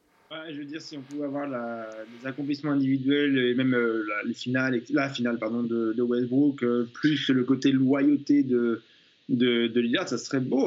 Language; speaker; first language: French; native; French